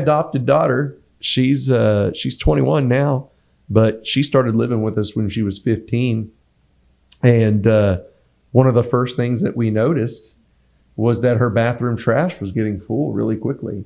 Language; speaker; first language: English; native; English